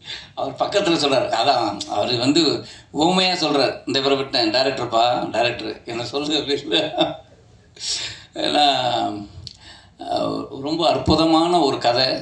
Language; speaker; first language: Tamil; native; Tamil